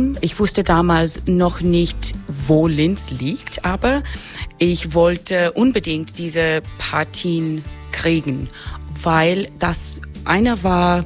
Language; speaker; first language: German; non-native, fluent; English